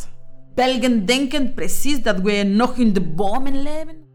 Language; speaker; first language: Dutch; non-native, fluent; Spanish